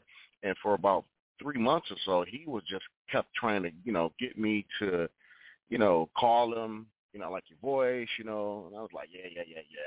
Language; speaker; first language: English; native; English